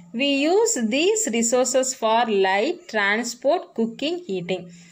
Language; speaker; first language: English; non-native, local second language; Tamil